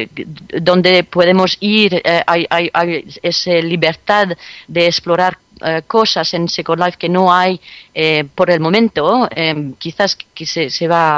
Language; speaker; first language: Spanish; non-native, fluent; French